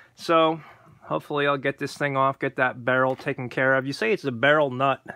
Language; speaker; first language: English; native; English